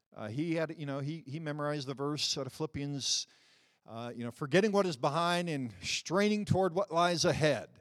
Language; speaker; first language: English; early bilingual, other home language; Dutch